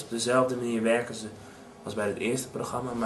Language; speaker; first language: Dutch; native; Dutch